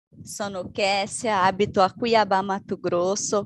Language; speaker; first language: Italian; non-native, learner; Portuguese